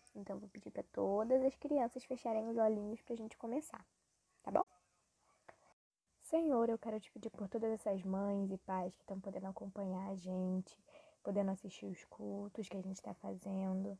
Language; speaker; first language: Portuguese; native; Portuguese